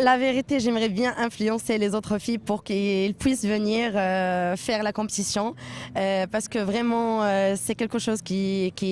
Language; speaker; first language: French; non-native, local second language; Arabic